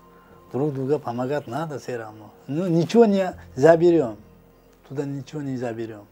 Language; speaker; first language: Russian; non-native, learner; Uzbek